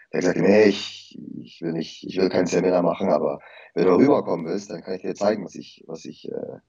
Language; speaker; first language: German; early bilingual, heritage; Indonesian